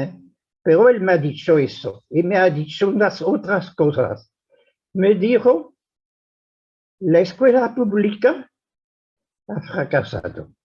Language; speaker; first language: Spanish; non-native, fluent; French